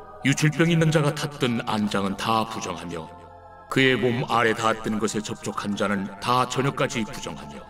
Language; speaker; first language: Korean; native; Korean